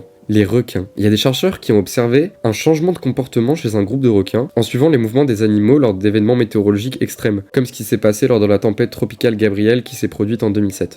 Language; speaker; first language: French; native; French